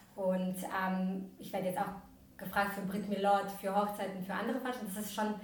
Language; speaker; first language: German; early bilingual, other home language; Russian